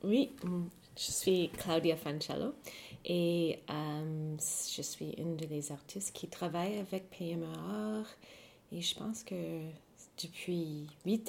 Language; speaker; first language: French; non-native, fluent; English